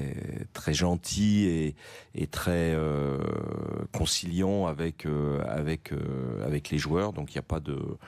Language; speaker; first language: French; native; French